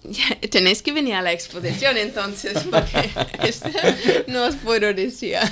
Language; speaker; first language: Spanish; non-native, fluent; German